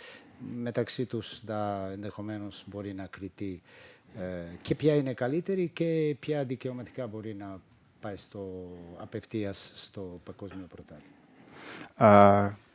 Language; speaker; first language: Greek; non-native, fluent; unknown